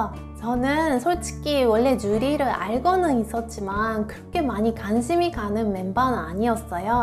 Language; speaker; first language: Korean; non-native, fluent; Japanese